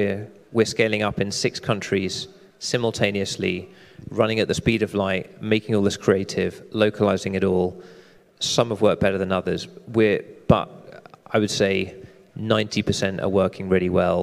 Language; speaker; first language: English; native; English